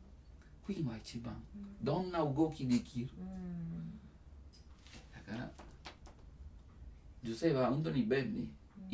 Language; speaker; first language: Japanese; non-native, learner; Italian